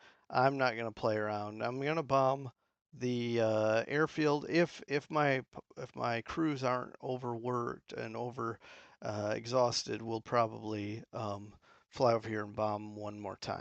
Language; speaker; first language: English; native; English